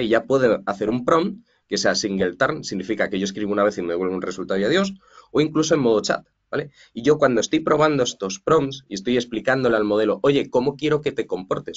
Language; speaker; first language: Spanish; native; Spanish